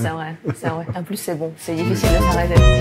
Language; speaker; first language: French; non-native, fluent; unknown